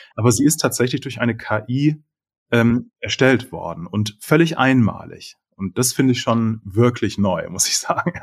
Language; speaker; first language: German; native; German